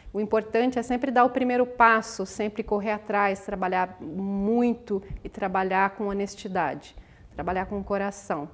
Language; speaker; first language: English; non-native, learner; Portuguese